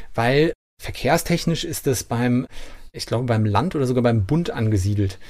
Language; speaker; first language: German; native; German